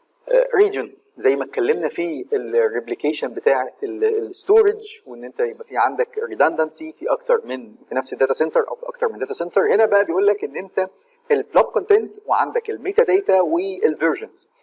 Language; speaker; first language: Arabic; native; Arabic